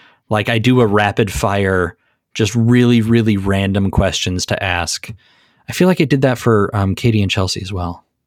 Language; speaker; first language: English; native; English